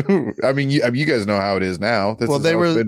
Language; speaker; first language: English; native; English